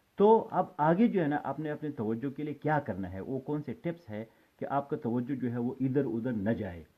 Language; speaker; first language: Urdu; non-native, local second language; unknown